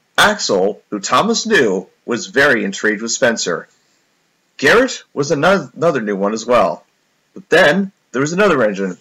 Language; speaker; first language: English; native; English